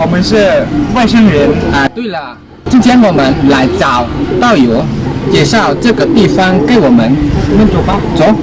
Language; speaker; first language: Chinese; non-native, learner; Lao